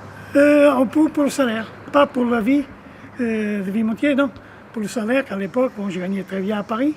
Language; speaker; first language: French; native; French